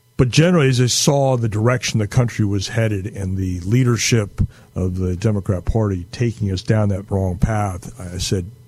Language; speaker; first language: English; native; English